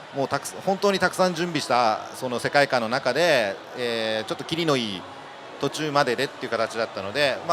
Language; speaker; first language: Japanese; native; Japanese